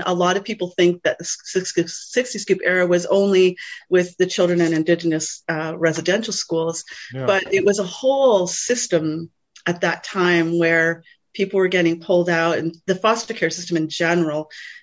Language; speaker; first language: English; native; English